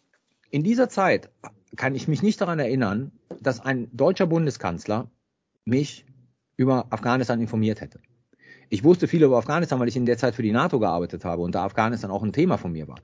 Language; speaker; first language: German; native; German